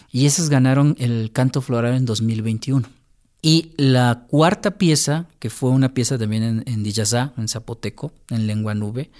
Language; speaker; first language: Spanish; native; Spanish